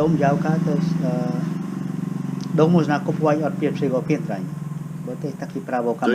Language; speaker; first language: Polish; non-native, fluent; Khmer